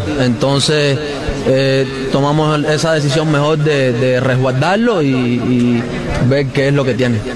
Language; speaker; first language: Spanish; native; Spanish